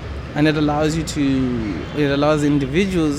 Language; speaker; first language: English; non-native, local second language; Tswana